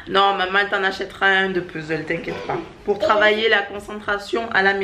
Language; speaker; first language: French; native; French